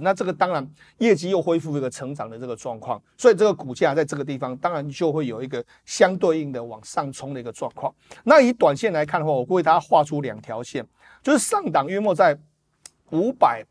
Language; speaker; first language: Chinese; native; Chinese